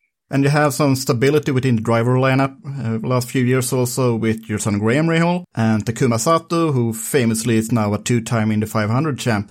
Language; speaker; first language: English; non-native, fluent; Swedish